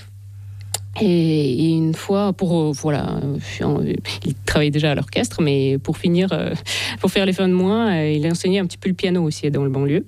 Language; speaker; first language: French; non-native, fluent; Russian